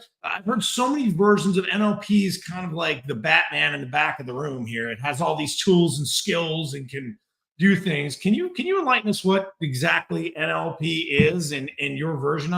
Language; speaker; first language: English; native; English